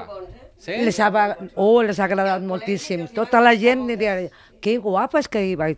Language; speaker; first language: Catalan; non-native, local second language; Spanish